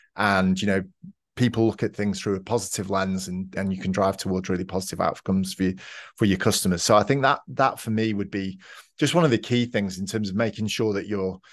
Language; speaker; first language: English; native; English